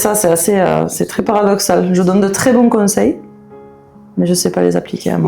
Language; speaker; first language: French; native; French